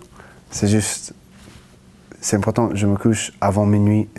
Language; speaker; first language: French; non-native, fluent; English